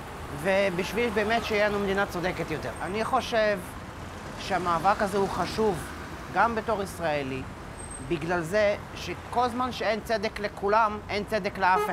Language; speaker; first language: Hebrew; native; Hebrew